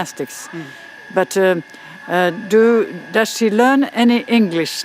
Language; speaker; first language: English; non-native, fluent; French